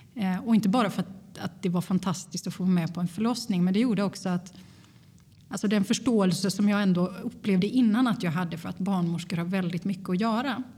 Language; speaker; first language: Swedish; native; Swedish